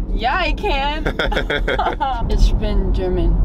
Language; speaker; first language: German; non-native, learner; English